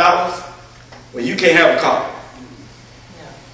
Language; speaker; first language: English; native; English